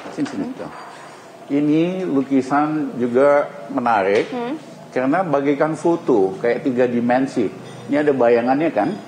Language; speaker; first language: Indonesian; native; Indonesian